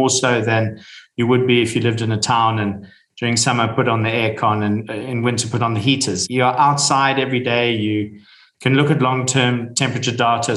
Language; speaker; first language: English; native; English